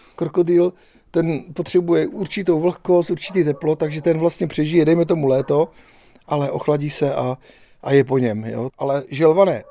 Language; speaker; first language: Czech; native; Czech